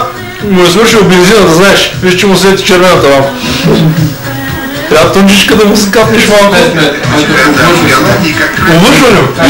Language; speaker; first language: Bulgarian; native; Bulgarian